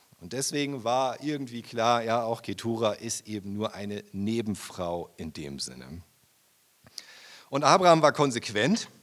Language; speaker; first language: German; native; German